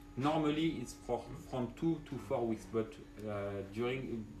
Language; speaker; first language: English; non-native, fluent; French